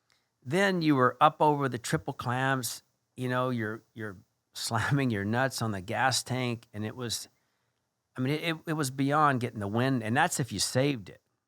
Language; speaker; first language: English; native; English